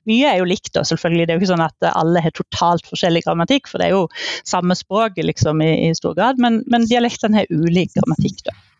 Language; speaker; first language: Norwegian; native; Norwegian